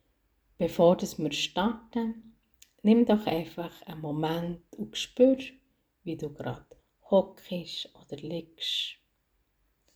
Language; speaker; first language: German; native; German